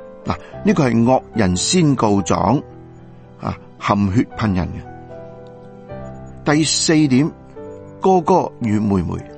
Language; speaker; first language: Chinese; non-native, local second language; Cantonese